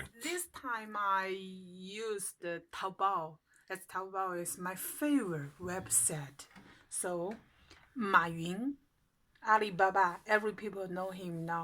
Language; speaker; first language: English; non-native, learner; Chinese